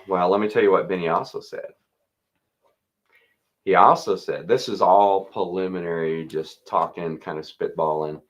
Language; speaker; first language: English; native; English